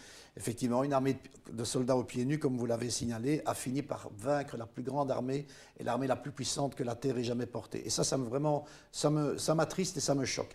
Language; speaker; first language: French; native; French